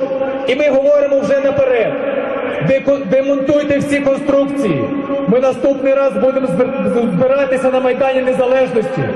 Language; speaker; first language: Ukrainian; native; Ukrainian